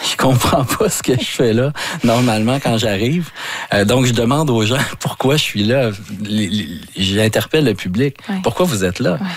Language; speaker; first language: French; native; French